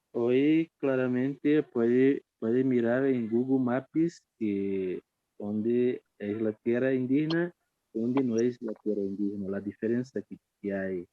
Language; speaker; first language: Spanish; non-native, fluent; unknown